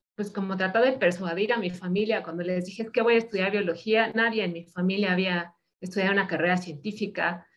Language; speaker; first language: Spanish; native; Spanish